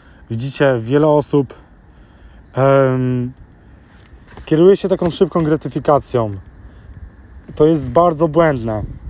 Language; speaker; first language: Polish; early bilingual, heritage; Polish